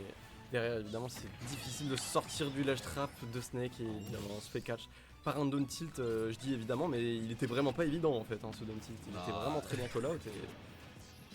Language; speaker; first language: French; native; French